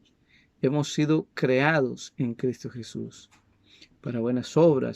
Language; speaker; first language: Spanish; native; Spanish